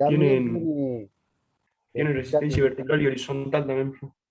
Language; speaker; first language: Spanish; native; Spanish